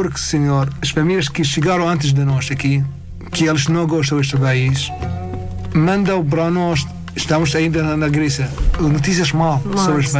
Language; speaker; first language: Portuguese; non-native, learner; Arabic